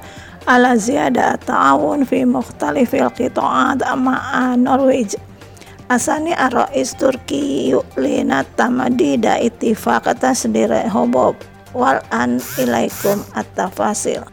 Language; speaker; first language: Arabic; non-native, fluent; Indonesian